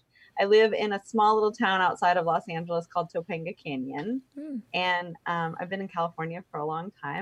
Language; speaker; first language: English; native; English